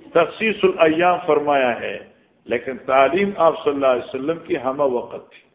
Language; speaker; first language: Urdu; non-native, local second language; Northern Hindko